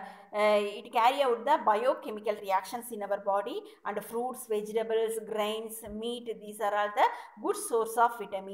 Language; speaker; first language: English; non-native, local second language; Tamil